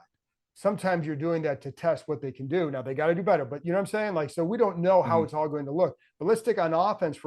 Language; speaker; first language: English; native; English